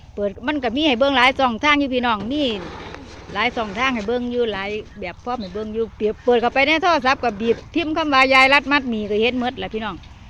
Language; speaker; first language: Thai; native; Thai